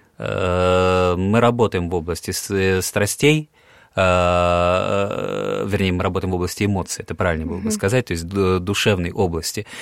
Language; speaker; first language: Russian; native; Russian